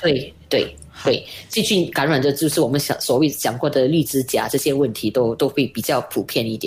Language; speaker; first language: Chinese; native; Chinese